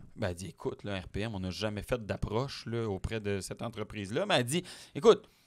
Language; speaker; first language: French; native; French